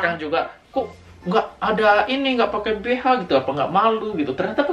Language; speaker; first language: Indonesian; native; Indonesian